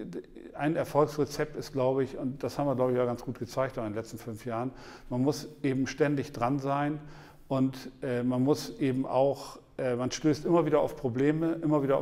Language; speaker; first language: German; native; German